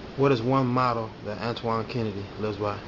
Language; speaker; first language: English; native; English